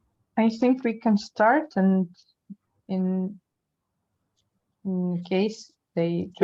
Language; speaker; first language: English; non-native, learner; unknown